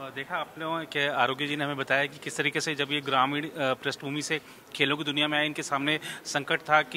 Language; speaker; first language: Hindi; native; Hindi